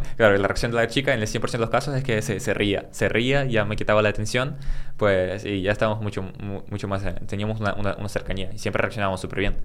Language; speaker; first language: Spanish; early bilingual, other home language; Russian